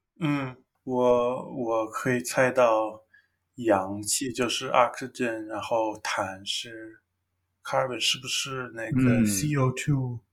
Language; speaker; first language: Chinese; non-native, fluent; English